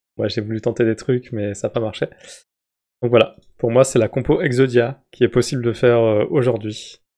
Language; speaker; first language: French; native; French